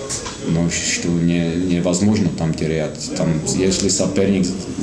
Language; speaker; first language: Russian; non-native, fluent; Slovak